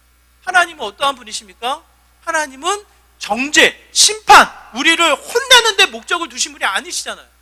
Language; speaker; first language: Korean; native; Korean